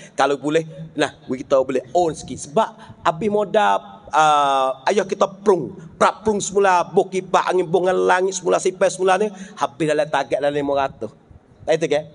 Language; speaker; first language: Malay; native; Malay